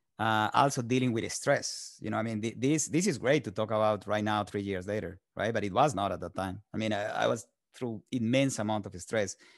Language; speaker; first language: English; non-native, fluent; Spanish